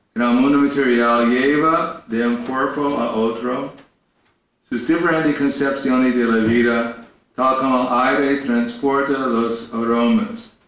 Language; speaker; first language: Spanish; non-native, learner; English